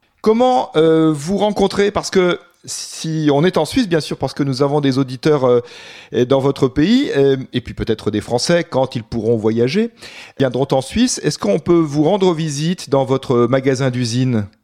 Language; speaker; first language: French; native; French